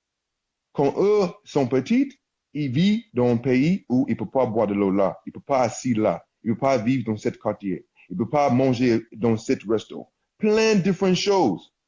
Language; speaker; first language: French; non-native, learner; English